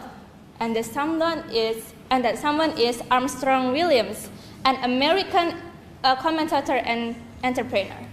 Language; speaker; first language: English; non-native, learner; Indonesian